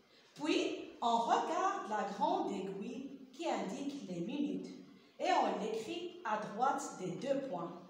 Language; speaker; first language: French; non-native, local second language; Arabic